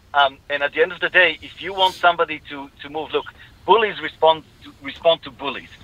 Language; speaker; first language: English; non-native, fluent; Hebrew